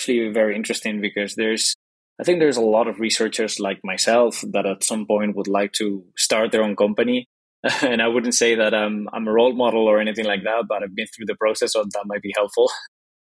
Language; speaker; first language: English; non-native, fluent; Spanish